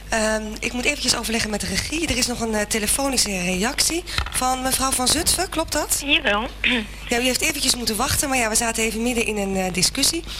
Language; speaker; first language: Dutch; native; Dutch